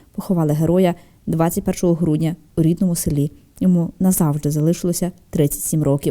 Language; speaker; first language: Ukrainian; native; Ukrainian